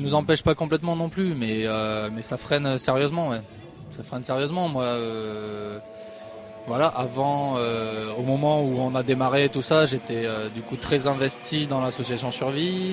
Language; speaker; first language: French; native; French